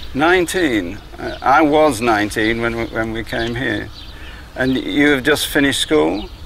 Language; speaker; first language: English; native; English